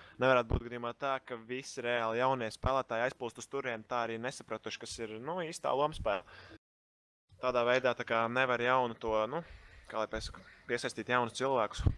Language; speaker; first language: Latvian; native; Latvian